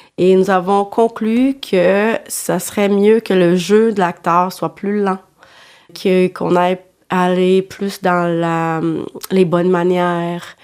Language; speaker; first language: French; non-native, fluent; Portuguese